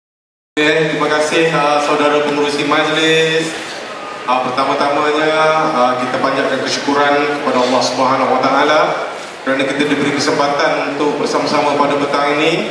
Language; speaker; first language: Malay; native; Malay